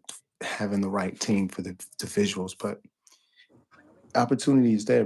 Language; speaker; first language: English; native; English